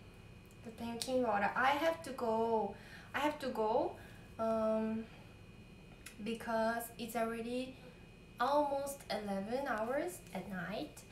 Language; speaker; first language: English; non-native, learner; Portuguese